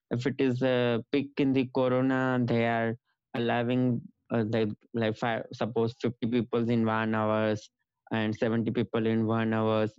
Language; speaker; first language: English; non-native, local second language; Gujarati